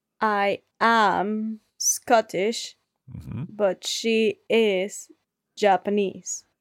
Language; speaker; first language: English; non-native, fluent; Spanish